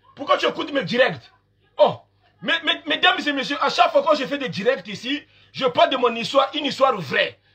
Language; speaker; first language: French; non-native, local second language; Lingala